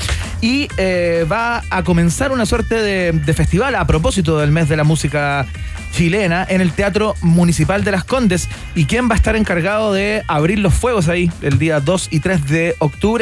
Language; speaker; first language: Spanish; native; Spanish